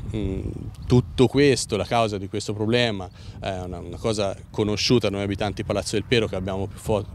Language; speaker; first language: Italian; native; Italian